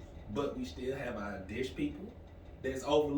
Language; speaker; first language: English; native; English